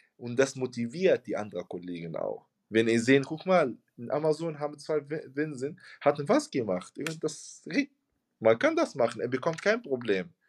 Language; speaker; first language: German; non-native, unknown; Arabic